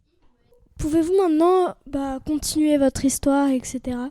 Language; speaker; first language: French; native; French